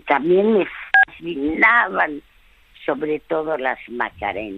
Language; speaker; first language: Spanish; early bilingual, other home language; French